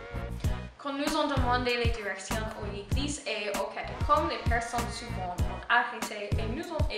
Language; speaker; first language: French; non-native, learner; English